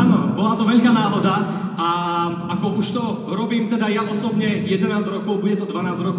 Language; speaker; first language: Slovak; native; Slovak